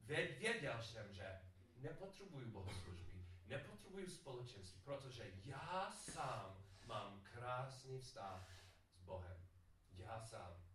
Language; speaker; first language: Czech; non-native, learner; English